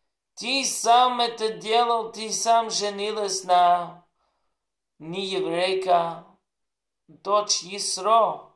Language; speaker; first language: Russian; non-native, learner; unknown